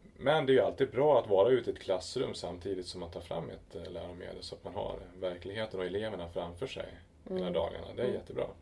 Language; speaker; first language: Swedish; native; Swedish